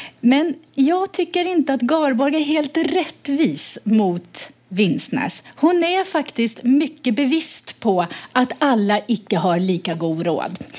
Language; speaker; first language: Swedish; native; Swedish